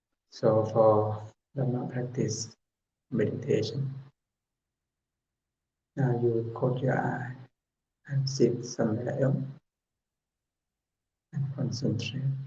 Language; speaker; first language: English; non-native, learner; Thai